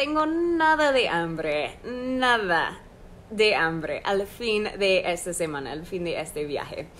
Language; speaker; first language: Spanish; non-native, fluent; English